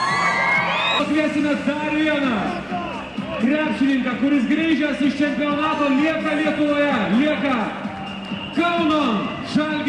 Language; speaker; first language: Lithuanian; native; Lithuanian